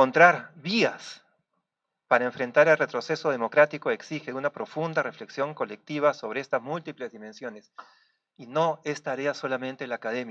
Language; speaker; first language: Spanish; native; Spanish